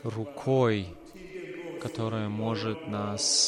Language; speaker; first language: Russian; non-native, fluent; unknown